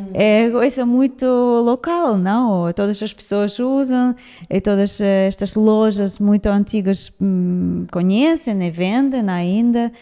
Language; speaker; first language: Portuguese; non-native, fluent; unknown